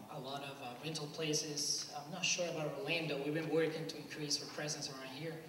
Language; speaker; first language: English; non-native, fluent; Spanish